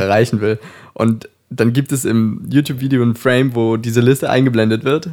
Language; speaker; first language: German; native; German